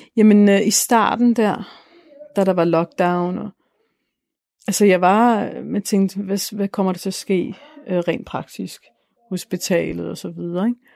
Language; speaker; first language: Danish; native; Danish